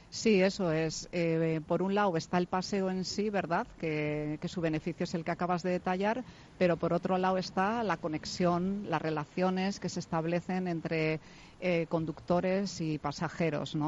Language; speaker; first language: Spanish; native; Spanish